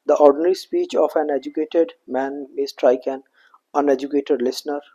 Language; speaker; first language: English; non-native, local second language; Punjabi